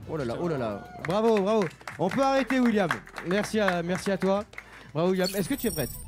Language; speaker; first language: French; native; French